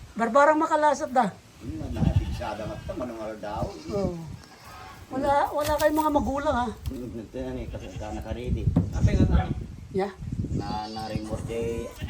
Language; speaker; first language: Filipino; native; Filipino